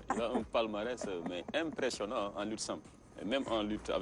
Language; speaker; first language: French; non-native, local second language; Wolof